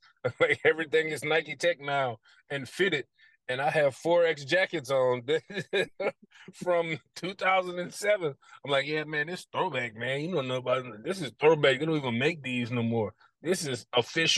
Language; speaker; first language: English; native; English